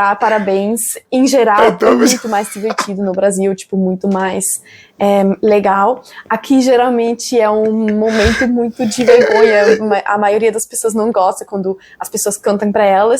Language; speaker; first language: Portuguese; non-native, fluent; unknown